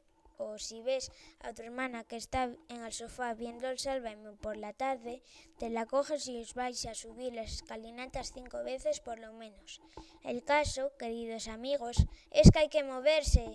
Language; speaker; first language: Spanish; native; Spanish